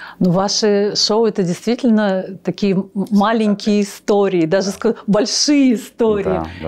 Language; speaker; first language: Russian; native; Russian